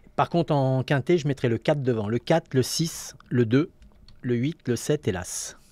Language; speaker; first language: French; native; French